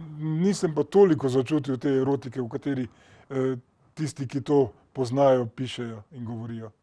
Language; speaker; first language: Slovenian; native; Slovenian